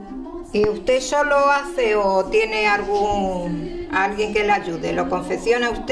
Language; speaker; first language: Spanish; native; Spanish